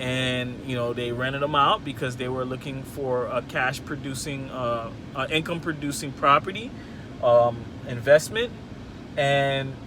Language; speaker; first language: English; native; English